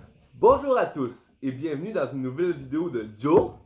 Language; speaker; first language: French; native; French